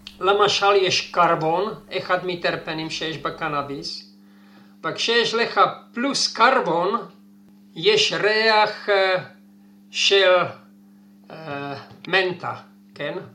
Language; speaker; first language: Hebrew; non-native, fluent; Czech